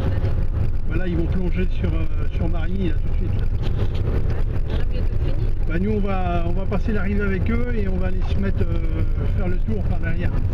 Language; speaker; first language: French; native; French